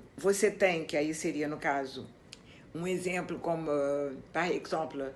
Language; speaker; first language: French; non-native, fluent; Portuguese